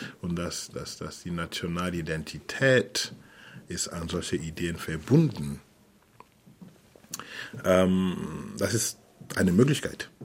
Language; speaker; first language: German; non-native, fluent; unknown